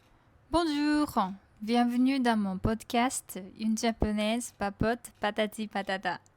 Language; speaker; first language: French; non-native, fluent; Japanese